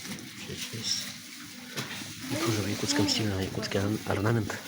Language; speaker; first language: Russian; non-native, local second language; Yakut